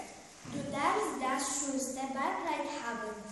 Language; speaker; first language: German; non-native, learner; Polish